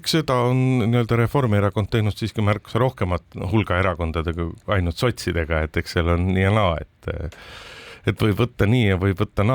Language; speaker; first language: Estonian; native; Estonian